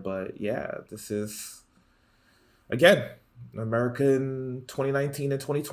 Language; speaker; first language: English; native; English